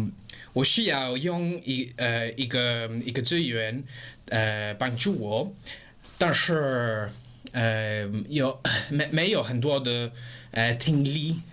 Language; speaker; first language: Chinese; non-native, learner; English